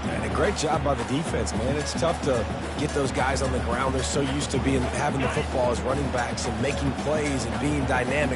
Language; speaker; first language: English; native; English